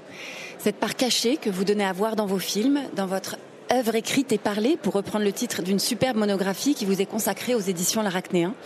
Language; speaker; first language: French; native; French